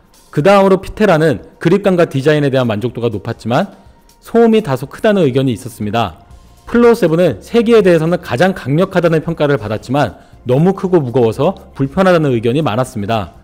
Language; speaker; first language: Korean; native; Korean